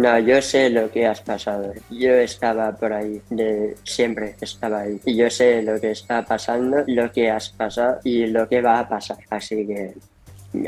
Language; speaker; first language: Spanish; early bilingual, heritage; Spanish